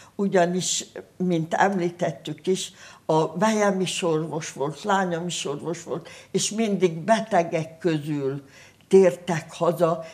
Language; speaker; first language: Hungarian; native; Hungarian